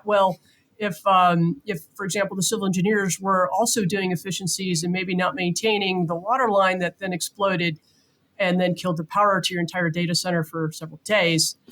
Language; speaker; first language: English; native; English